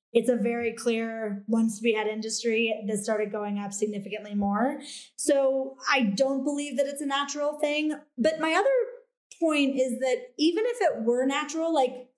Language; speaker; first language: English; native; English